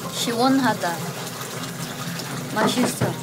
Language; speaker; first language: Korean; non-native, learner; Cebuano